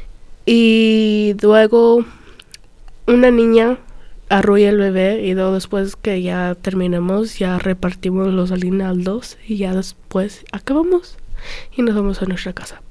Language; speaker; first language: Spanish; early bilingual, other home language; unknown